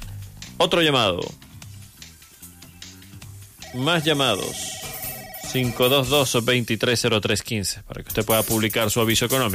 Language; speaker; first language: Spanish; native; Spanish